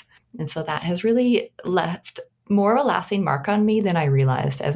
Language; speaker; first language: English; native; English